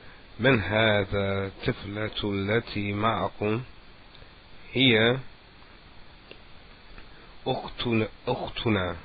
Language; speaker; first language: Arabic; non-native, fluent; English